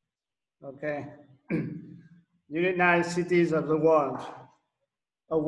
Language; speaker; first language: English; non-native, learner; Vietnamese